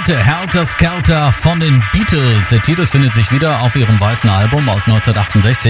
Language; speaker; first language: German; native; German